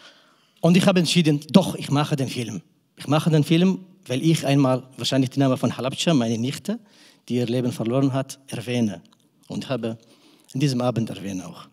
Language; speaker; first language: German; non-native, fluent; Kurdish